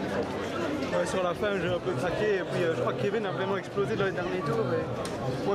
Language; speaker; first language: French; native; French